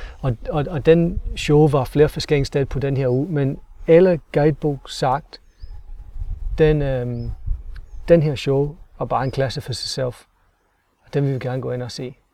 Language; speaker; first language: Danish; non-native, fluent; English